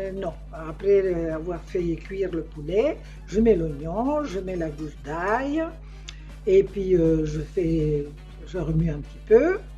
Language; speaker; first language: French; non-native, fluent; Spanish